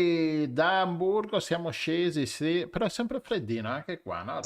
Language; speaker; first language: Italian; native; Italian